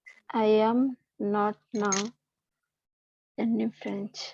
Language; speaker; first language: English; non-native, learner; Hindi